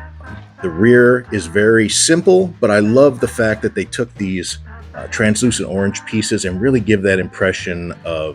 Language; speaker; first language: English; native; English